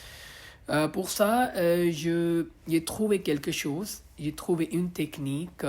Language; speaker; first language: French; non-native, learner; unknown